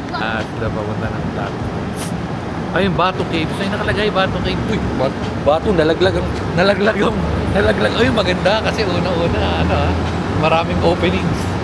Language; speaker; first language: Filipino; native; Filipino